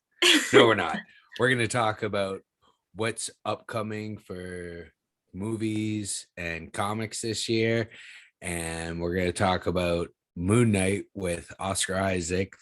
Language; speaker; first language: English; native; English